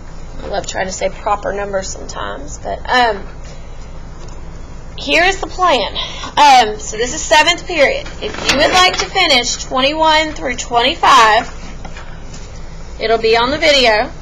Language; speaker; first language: English; native; English